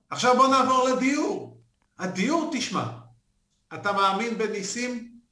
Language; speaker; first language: Hebrew; native; Hebrew